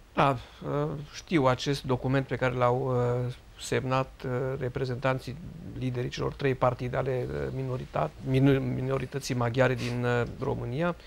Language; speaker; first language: Romanian; native; Romanian